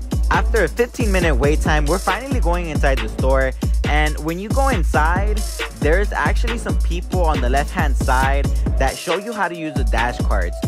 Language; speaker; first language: English; early bilingual, other home language; Spanish